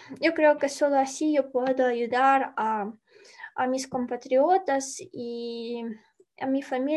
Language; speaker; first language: Spanish; non-native, learner; Ukrainian